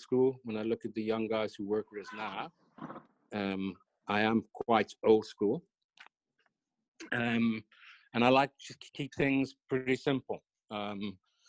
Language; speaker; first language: English; native; English